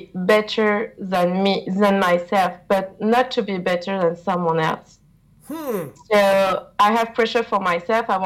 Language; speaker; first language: English; non-native, learner; French